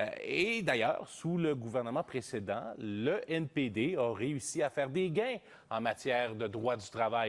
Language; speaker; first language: French; native; French